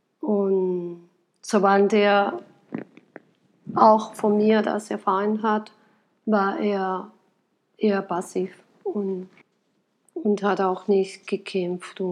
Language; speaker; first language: German; non-native, fluent; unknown